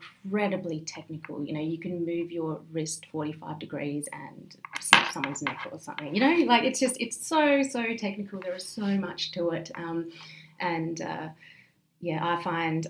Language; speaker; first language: English; native; English